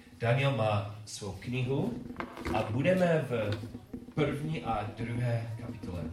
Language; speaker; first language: Czech; non-native, learner; English